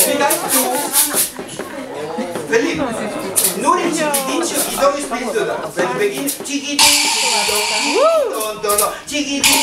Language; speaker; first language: German; non-native, learner; Spanish